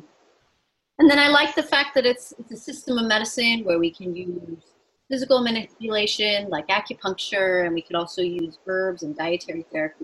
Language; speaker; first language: English; native; English